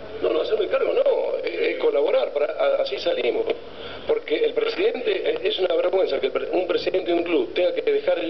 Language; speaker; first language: Spanish; native; Spanish